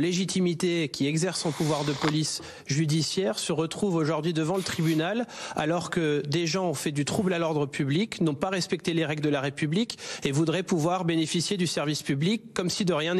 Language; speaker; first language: French; native; French